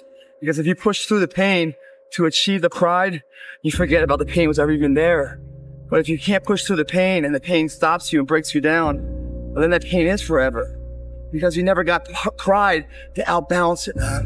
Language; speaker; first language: English; native; English